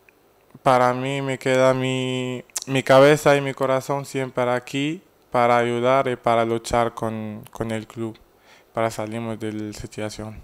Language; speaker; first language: Spanish; non-native, fluent; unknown